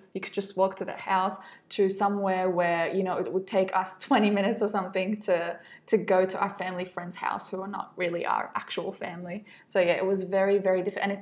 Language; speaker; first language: English; non-native, fluent; Arabic